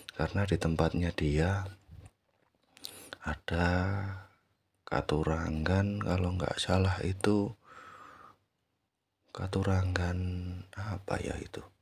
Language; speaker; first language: Indonesian; native; Indonesian